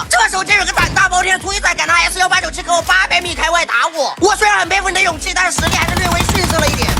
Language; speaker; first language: Chinese; native; Chinese